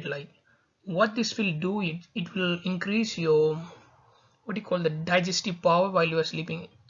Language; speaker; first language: English; non-native, local second language; Tamil